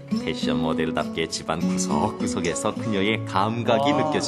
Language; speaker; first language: Korean; native; Korean